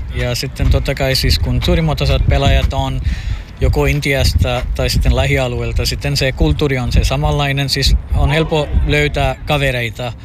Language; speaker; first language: Finnish; non-native, fluent; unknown